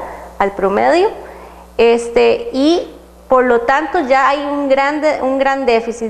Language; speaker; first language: Spanish; native; Spanish